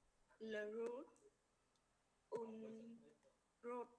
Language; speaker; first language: French; non-native, learner; Khmer